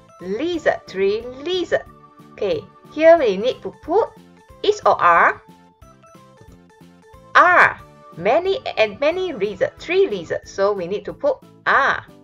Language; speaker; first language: English; non-native, local second language; Chinese